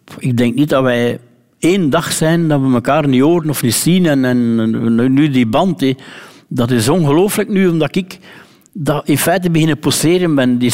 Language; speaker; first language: Dutch; native; Dutch